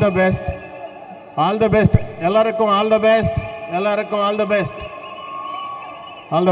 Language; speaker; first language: Tamil; non-native, learner; Telugu